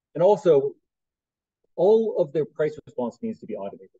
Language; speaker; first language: English; native; English